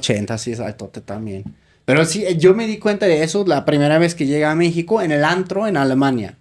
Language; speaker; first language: Spanish; native; Spanish